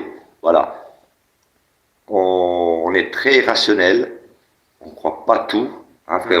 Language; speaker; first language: French; native; French